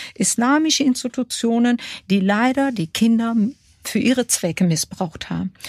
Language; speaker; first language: German; early bilingual, other home language; Kurdish